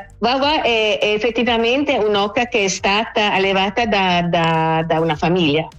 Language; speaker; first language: Italian; non-native, local second language; French